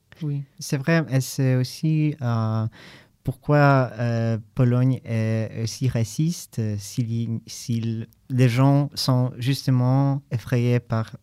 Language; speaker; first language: French; non-native, learner; Polish